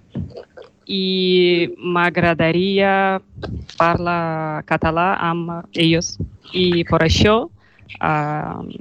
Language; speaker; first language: Catalan; non-native, learner; Russian